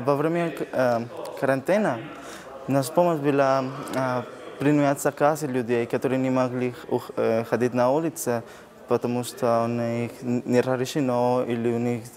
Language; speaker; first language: Russian; non-native, learner; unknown